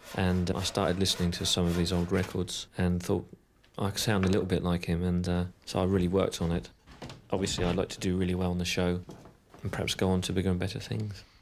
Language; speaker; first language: English; native; English